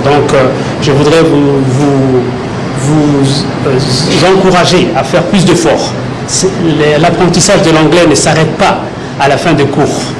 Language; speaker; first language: French; non-native, local second language; Somali